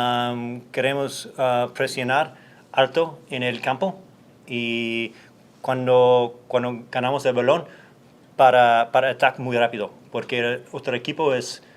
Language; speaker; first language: Spanish; non-native, learner; English